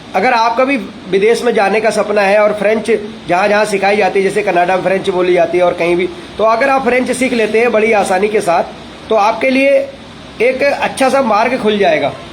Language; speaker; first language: Hindi; native; Hindi